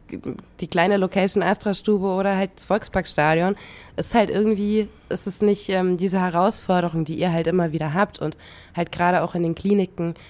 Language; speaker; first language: German; native; German